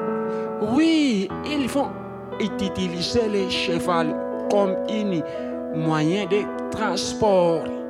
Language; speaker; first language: French; non-native, learner; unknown